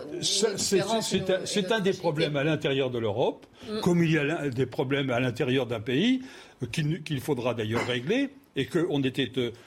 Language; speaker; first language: French; native; French